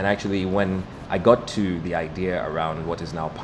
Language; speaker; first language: English; non-native, local second language; Yoruba